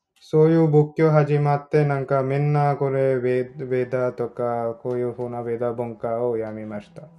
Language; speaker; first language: Japanese; non-native, learner; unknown